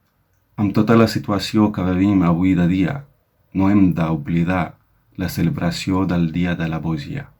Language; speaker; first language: Catalan; non-native, fluent; Arabic